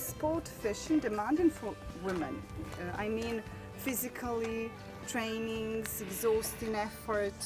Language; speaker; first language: English; non-native, learner; Serbian